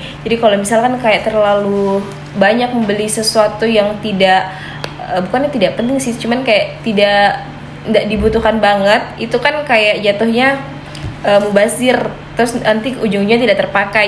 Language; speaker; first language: Indonesian; native; Indonesian